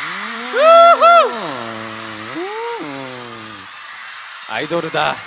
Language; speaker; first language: Japanese; non-native, fluent; Korean